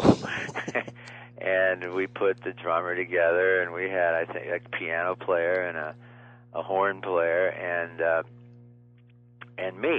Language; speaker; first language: English; native; English